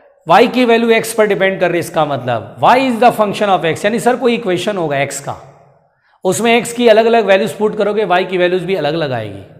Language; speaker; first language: Hindi; native; Hindi